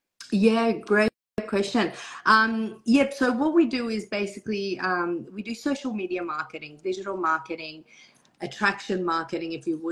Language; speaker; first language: English; early bilingual, other home language; Persian